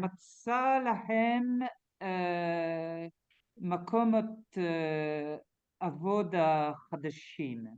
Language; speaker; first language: Hebrew; non-native, learner; French